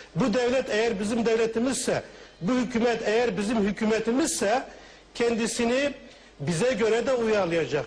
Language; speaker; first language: Turkish; non-native, local second language; Kurdish